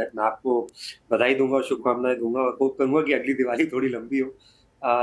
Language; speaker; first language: Hindi; native; Hindi